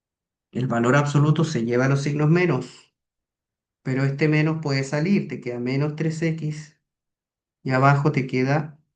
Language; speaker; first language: Spanish; native; Spanish